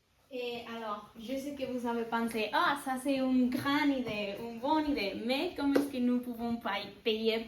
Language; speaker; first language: French; non-native, learner; Spanish